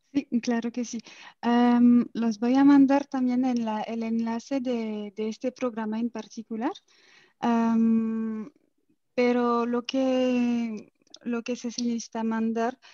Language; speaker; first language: Spanish; non-native, fluent; French